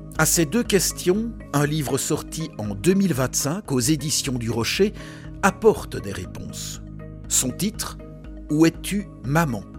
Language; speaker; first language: French; native; French